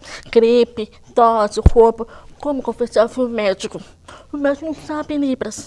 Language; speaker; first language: Portuguese; non-native, local second language; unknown